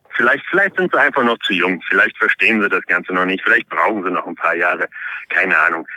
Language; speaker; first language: German; non-native, fluent; Polish